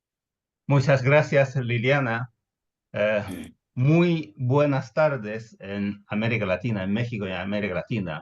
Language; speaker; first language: Spanish; non-native, fluent; Chinese